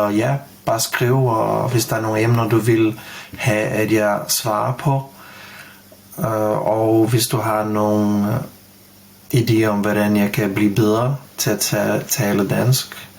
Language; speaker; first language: Danish; non-native, fluent; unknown